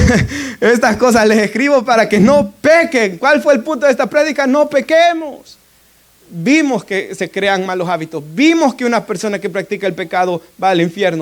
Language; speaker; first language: Spanish; native; Spanish